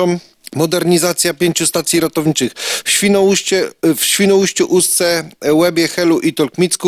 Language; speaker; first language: Polish; native; Polish